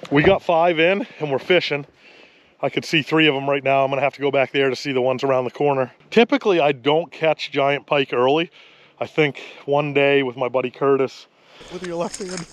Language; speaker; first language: English; native; English